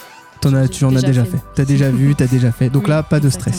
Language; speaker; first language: French; native; French